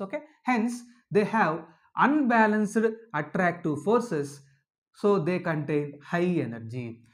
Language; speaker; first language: English; non-native, local second language; Telugu